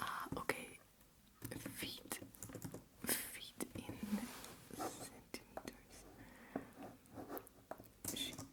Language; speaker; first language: English; non-native, fluent; Russian